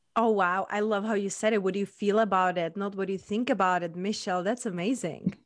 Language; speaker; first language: English; non-native, fluent; Czech